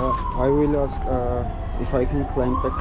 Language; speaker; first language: English; non-native, learner; Armenian